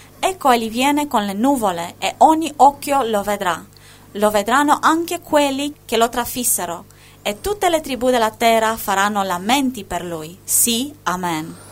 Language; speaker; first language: Italian; non-native, fluent; Spanish